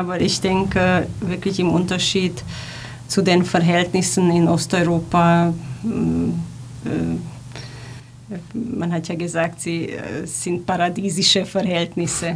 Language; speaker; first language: German; non-native, fluent; Hungarian